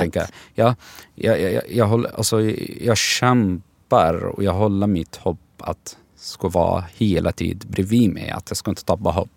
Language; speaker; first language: Swedish; non-native, learner; Arabic